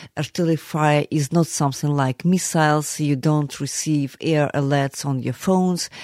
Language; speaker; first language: English; non-native, fluent; Ukrainian